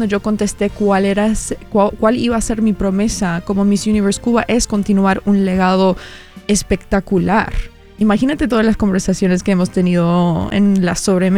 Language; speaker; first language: Spanish; early bilingual, heritage; Spanish